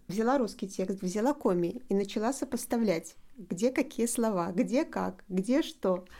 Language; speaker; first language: Russian; native; Russian